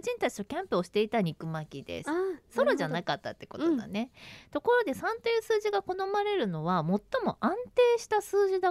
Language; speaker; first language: Japanese; native; Japanese